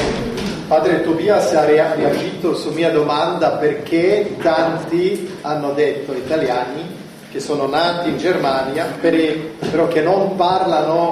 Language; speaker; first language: Italian; non-native, fluent; German